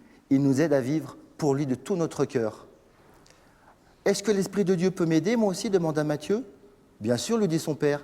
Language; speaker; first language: French; native; French